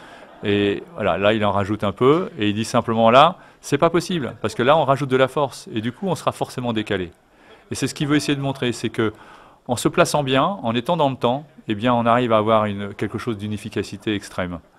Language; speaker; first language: French; native; French